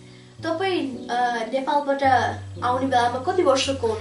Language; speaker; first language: Nepali; early bilingual, heritage; Nepali